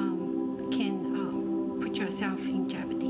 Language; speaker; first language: English; non-native, fluent; Chinese